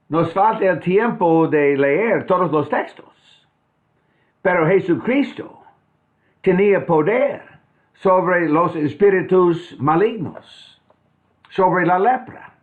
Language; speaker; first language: Spanish; non-native, fluent; English